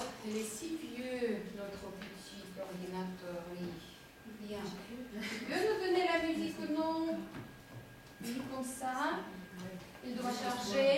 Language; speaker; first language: French; non-native, fluent; Russian